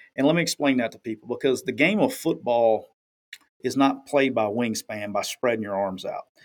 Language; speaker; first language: English; native; English